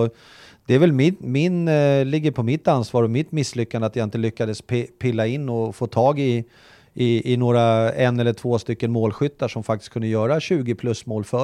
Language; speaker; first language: Swedish; native; Swedish